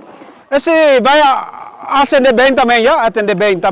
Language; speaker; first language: Portuguese; non-native, learner; Vietnamese